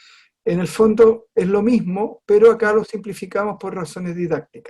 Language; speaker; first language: Spanish; native; Spanish